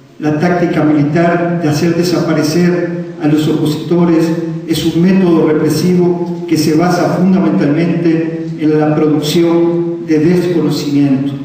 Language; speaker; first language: Spanish; native; Spanish